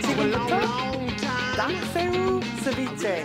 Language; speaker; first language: Korean; non-native, learner; English